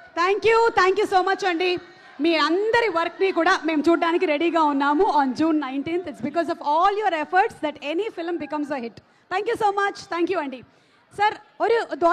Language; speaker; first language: Telugu; native; Telugu